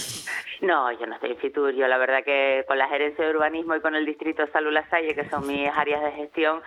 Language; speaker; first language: Spanish; native; Spanish